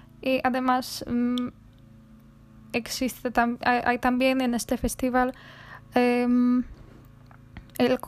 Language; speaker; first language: Spanish; non-native, fluent; Polish